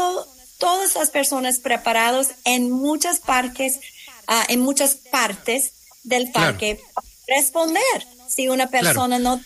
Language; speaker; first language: Spanish; non-native, fluent; English